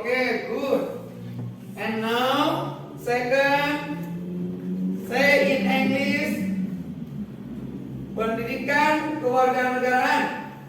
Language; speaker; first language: English; non-native, fluent; Indonesian